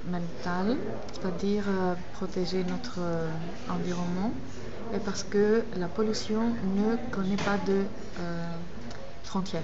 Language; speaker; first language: French; non-native, fluent; Greek